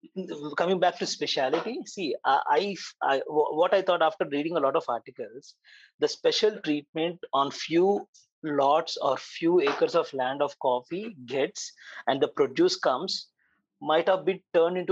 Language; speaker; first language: English; non-native, local second language; Telugu